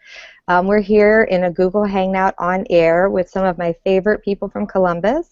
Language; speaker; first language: English; native; English